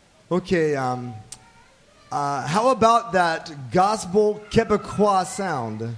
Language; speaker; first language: English; native; English